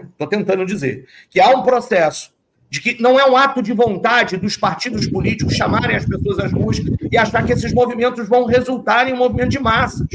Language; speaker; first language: Portuguese; native; Portuguese